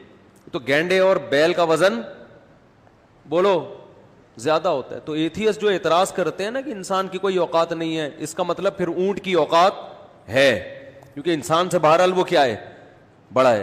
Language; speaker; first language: Urdu; native; Urdu